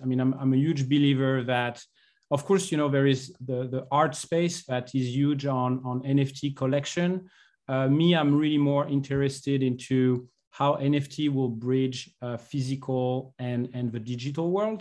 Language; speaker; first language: English; non-native, fluent; French